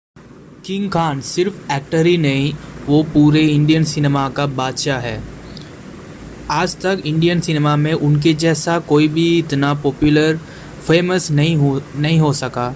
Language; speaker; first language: Hindi; non-native, local second language; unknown